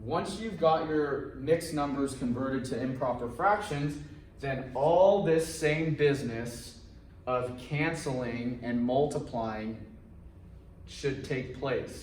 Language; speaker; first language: English; native; English